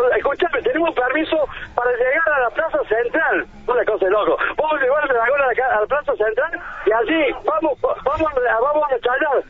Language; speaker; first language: Spanish; native; Spanish